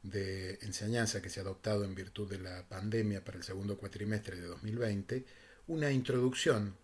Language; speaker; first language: Spanish; native; Spanish